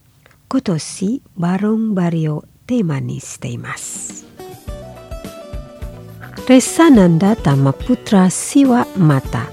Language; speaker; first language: Japanese; non-native, fluent; Indonesian